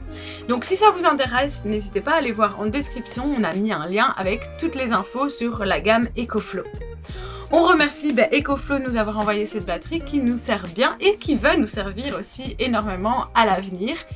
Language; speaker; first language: French; native; French